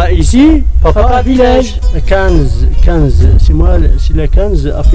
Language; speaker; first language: French; non-native, learner; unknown